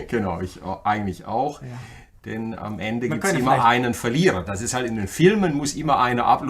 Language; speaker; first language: German; native; German